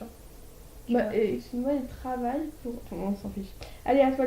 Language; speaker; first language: French; native; French